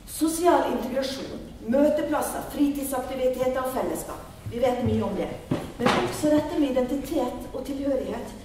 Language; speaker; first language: Norwegian; native; Norwegian